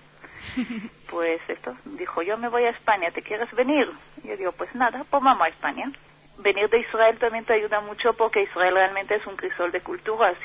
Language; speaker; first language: Spanish; non-native, fluent; Hebrew